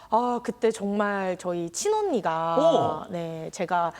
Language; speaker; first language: Korean; native; Korean